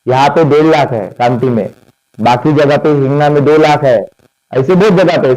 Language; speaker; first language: Hindi; non-native, local second language; Marathi